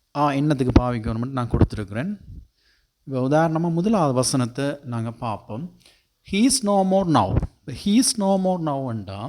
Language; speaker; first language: Tamil; native; Tamil